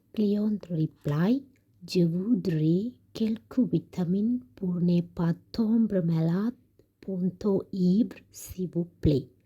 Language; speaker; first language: French; non-native, learner; Tamil